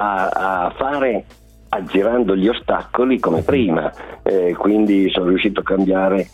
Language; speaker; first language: Italian; native; Italian